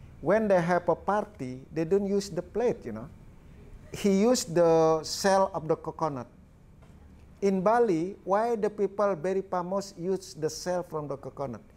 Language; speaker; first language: English; non-native, learner; Balinese